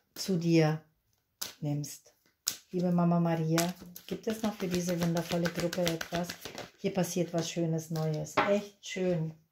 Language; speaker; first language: German; non-native, fluent; Spanish